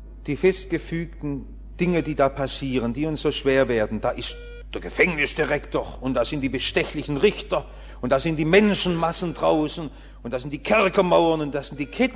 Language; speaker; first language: German; native; German